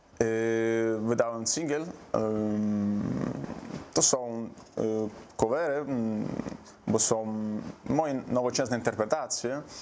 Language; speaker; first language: Polish; non-native, learner; Italian